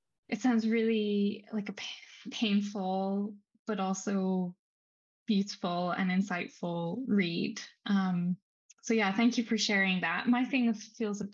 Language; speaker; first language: English; native; English